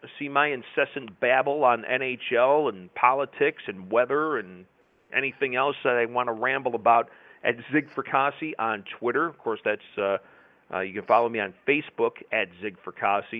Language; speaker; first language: English; native; English